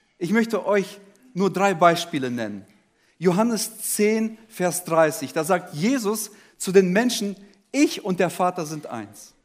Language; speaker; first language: German; early bilingual, other home language; Russian